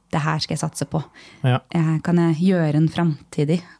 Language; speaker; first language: Norwegian; native; Norwegian